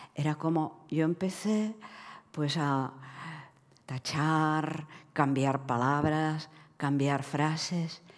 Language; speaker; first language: Spanish; non-native, fluent; Czech